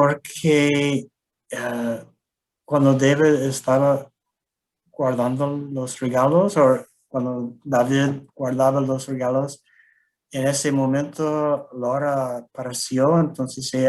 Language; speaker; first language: Spanish; non-native, learner; English